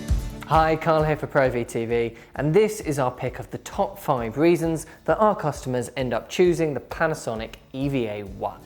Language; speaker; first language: English; native; English